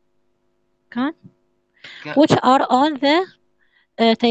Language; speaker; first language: English; non-native, learner; Arabic